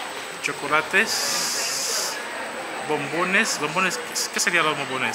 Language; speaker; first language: Spanish; non-native, learner; Haitian Creole